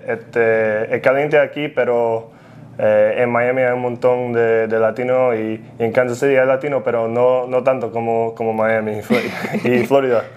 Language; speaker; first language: Spanish; early bilingual, heritage; Spanish